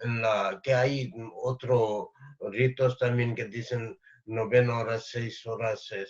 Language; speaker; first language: Spanish; non-native, learner; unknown